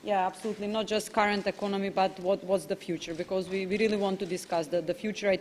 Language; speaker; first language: English; non-native, fluent; Macedonian